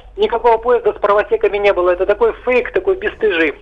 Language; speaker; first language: Russian; native; Russian